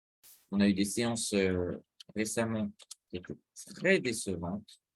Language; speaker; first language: French; native; French